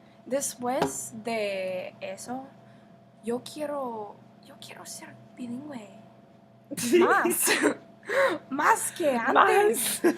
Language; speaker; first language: Spanish; non-native, learner; English